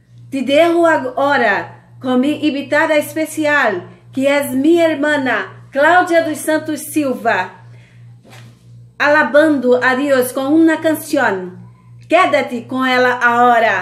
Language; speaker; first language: Spanish; non-native, fluent; Portuguese